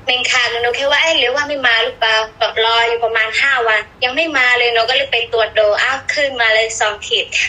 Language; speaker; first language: Thai; non-native, fluent; Burmese